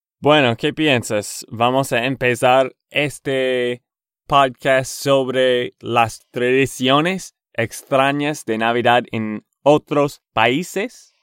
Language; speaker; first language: Spanish; non-native, learner; English